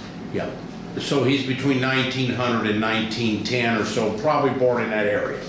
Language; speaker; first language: English; native; English